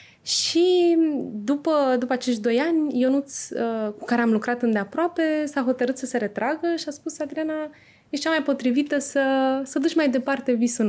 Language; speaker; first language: Romanian; native; Romanian